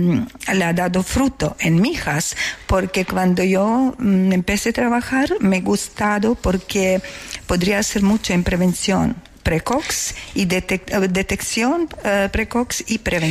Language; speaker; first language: Spanish; non-native, learner; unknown